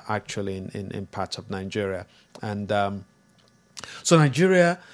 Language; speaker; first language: English; non-native, local second language; Igbo